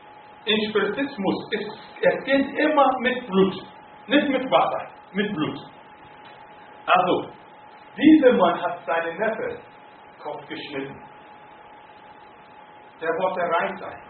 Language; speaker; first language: German; non-native, fluent; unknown